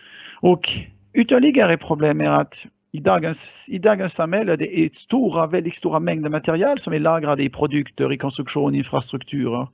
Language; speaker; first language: Swedish; non-native, fluent; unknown